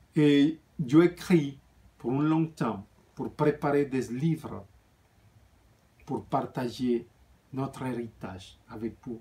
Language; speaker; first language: French; non-native, fluent; Spanish